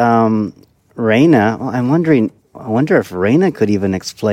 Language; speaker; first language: English; native; English